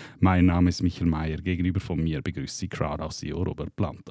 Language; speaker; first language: German; native; German